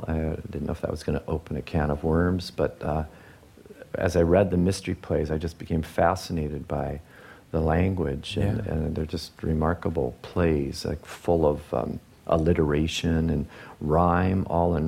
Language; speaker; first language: English; native; English